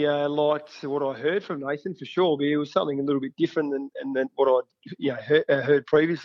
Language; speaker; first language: English; native; English